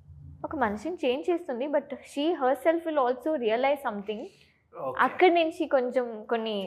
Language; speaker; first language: Telugu; non-native, fluent; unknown